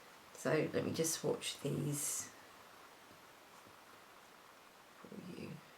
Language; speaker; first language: English; native; English